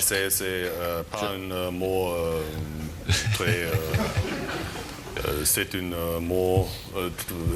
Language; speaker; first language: French; non-native, learner; German